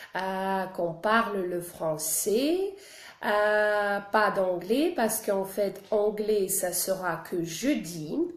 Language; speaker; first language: French; non-native, fluent; Russian